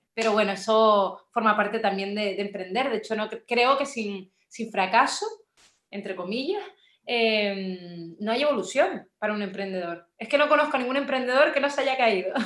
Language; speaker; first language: Spanish; native; Spanish